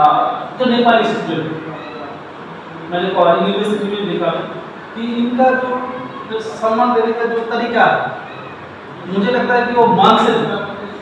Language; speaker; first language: Hindi; non-native, local second language; Bangla